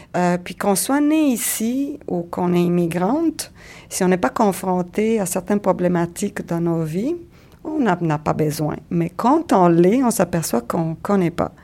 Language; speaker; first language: French; native; French